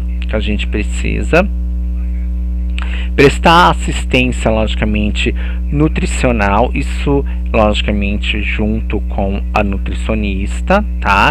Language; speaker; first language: Portuguese; native; Portuguese